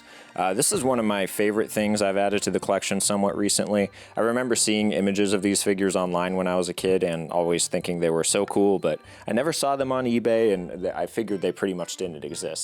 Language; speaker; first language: English; native; English